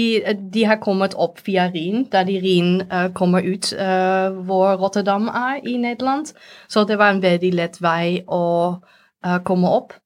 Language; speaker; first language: Swedish; non-native, fluent; Dutch